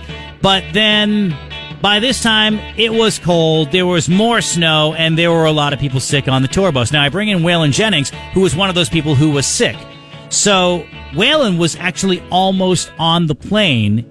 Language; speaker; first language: English; native; English